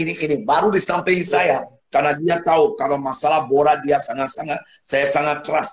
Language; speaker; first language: Indonesian; non-native, fluent; English